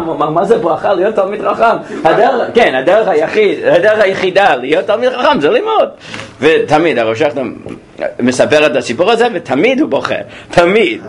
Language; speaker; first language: Hebrew; non-native, fluent; English